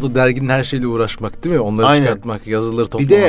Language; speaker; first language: Turkish; native; Turkish